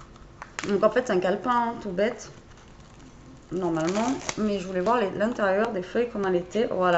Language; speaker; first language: French; native; French